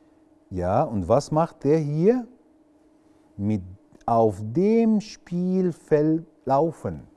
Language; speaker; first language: German; non-native, fluent; Arabic